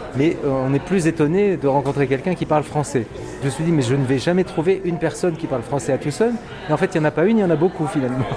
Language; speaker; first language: French; native; French